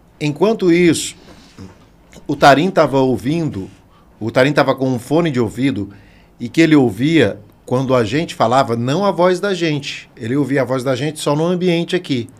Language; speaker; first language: Portuguese; native; Portuguese